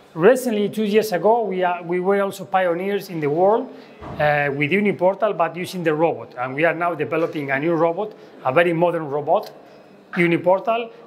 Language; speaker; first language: English; non-native, fluent; Spanish